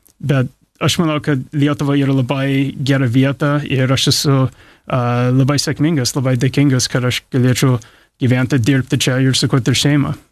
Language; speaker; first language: Lithuanian; early bilingual, heritage; English